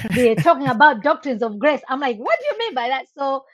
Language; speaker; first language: English; non-native, local second language; Nyanja